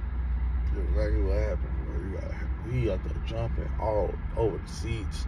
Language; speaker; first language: English; native; English